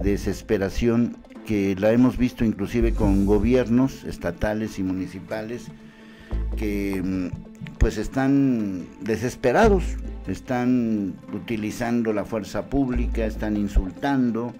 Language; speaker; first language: Spanish; native; Spanish